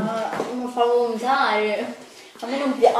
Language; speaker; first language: Italian; native; Italian